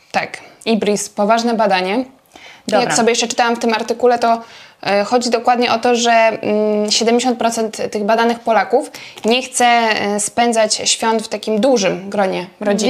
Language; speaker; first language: Polish; native; Polish